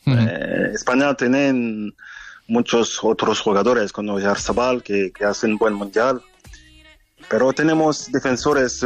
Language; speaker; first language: Spanish; non-native, fluent; French